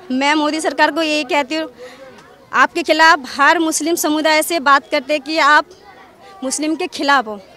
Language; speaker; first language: Hindi; native; Hindi